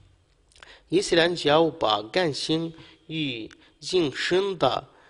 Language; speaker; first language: Chinese; non-native, fluent; Arabic